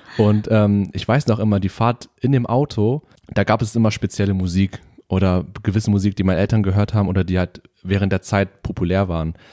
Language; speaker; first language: German; early bilingual, other home language; Vietnamese